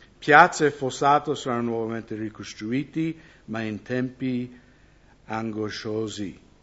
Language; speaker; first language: Italian; non-native, fluent; English